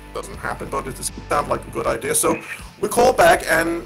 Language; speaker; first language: English; native; English